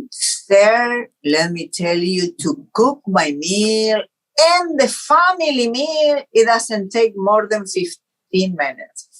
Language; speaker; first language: English; non-native, fluent; Portuguese